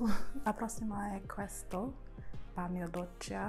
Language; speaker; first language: Italian; non-native, learner; English